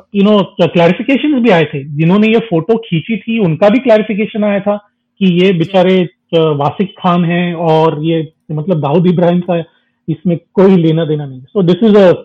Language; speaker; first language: Hindi; non-native, local second language; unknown